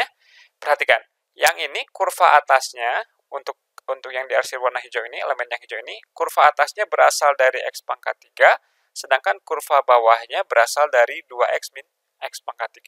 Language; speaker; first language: Indonesian; native; Indonesian